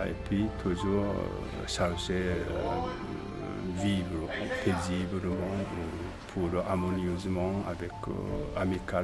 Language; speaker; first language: French; non-native, learner; Japanese